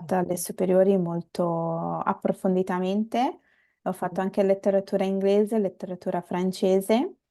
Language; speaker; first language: Italian; early bilingual, other home language; Bangla